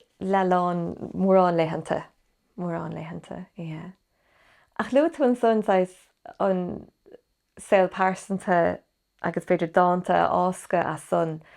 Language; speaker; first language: Irish; native; Irish